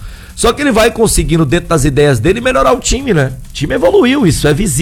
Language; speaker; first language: Portuguese; native; Portuguese